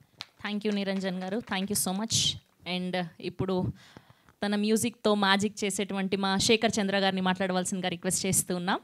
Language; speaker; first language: Telugu; native; Telugu